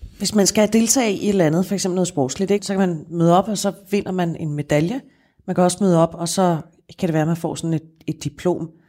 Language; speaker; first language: Danish; native; Danish